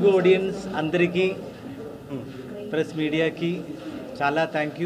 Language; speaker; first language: Telugu; non-native, learner; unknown